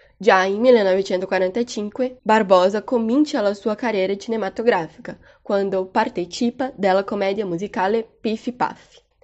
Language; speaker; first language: Italian; non-native, learner; Portuguese